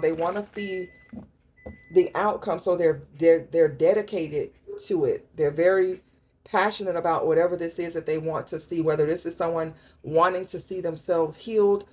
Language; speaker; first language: English; native; English